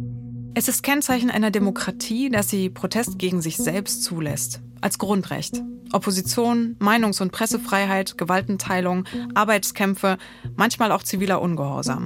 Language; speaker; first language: German; native; German